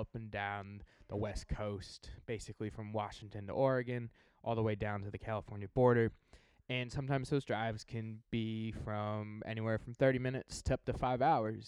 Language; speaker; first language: English; native; English